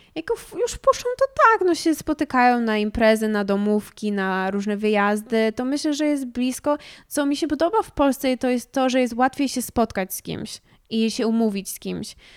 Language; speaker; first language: Polish; early bilingual, heritage; Polish